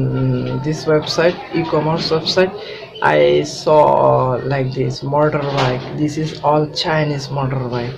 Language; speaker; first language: English; non-native, learner; Bangla